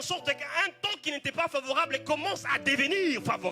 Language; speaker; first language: French; native; French